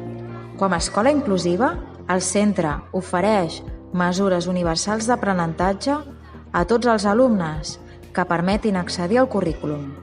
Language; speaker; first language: Catalan; native; Catalan